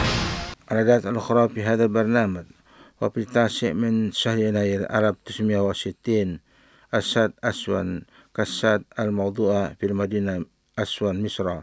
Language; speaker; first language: Arabic; non-native, fluent; Indonesian